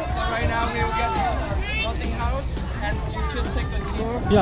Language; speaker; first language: English; non-native, learner; Vietnamese